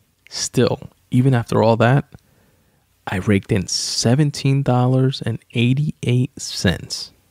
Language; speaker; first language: English; early bilingual, other home language; Spanish